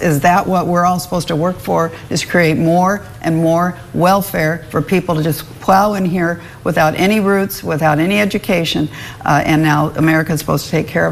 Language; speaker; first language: English; native; English